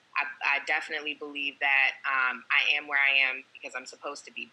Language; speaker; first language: English; native; English